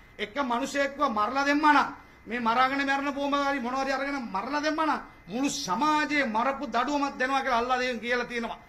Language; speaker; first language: Sinhala; non-native, local second language; Tamil